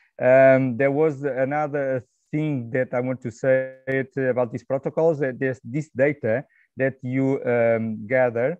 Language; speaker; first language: English; non-native, fluent; Portuguese